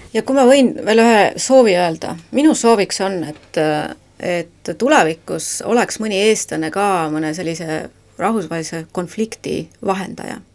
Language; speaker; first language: Estonian; native; Estonian